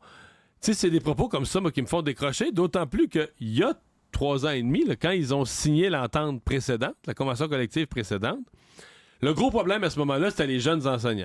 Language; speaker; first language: French; native; French